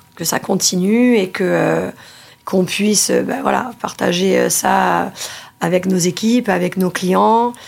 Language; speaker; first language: French; early bilingual, other home language; Italian